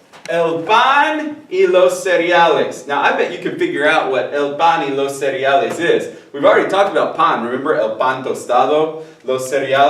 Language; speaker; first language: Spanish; non-native, fluent; English